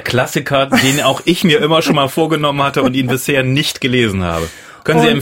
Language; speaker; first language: German; native; German